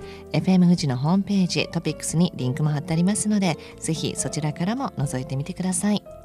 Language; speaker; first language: Japanese; native; Japanese